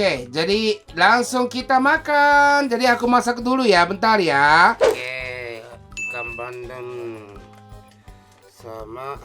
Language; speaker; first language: Indonesian; non-native, fluent; Japanese